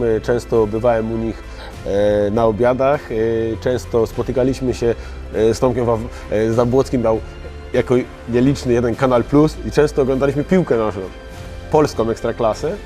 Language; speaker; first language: Polish; native; Polish